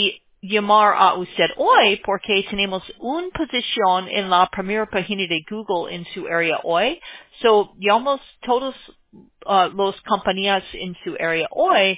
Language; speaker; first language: Spanish; non-native, learner; English